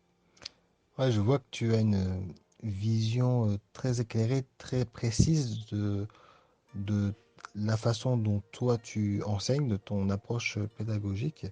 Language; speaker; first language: French; native; French